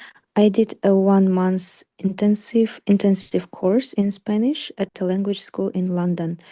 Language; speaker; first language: English; non-native, learner; Russian